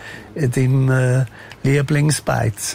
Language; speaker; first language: German; non-native, fluent; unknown